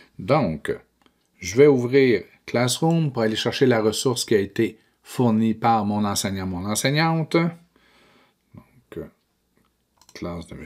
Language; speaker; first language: French; native; French